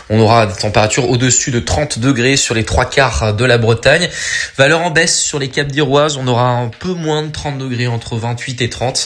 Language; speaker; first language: French; native; French